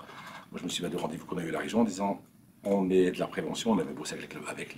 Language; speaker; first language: French; native; French